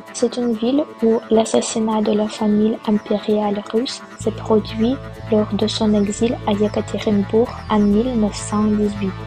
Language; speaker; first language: French; non-native, fluent; Russian